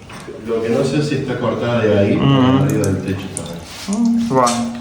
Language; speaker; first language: Spanish; native; Spanish